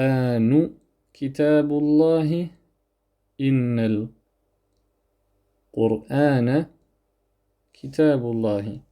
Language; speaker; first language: Arabic; non-native, fluent; French